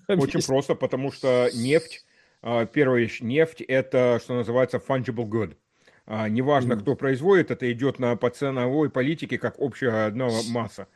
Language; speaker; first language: Russian; early bilingual, heritage; Russian